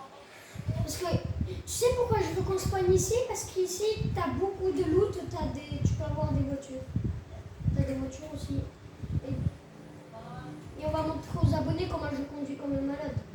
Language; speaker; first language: French; native; French